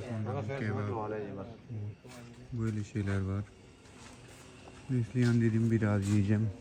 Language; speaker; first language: Turkish; non-native, learner; Punjabi